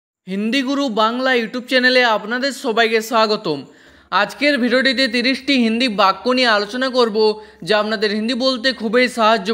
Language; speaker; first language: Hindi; non-native, fluent; Bangla